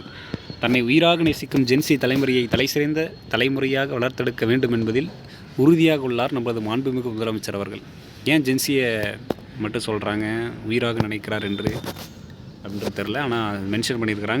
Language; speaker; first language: Tamil; native; Tamil